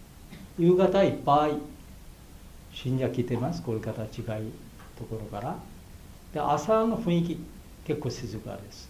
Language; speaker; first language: Japanese; non-native, fluent; Bangla